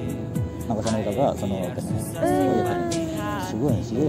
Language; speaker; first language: Japanese; non-native, fluent; Indonesian